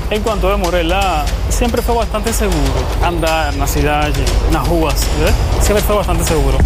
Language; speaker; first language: Portuguese; non-native, fluent; Spanish